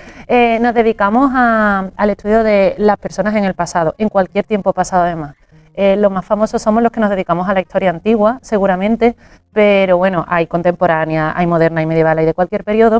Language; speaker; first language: Spanish; native; Spanish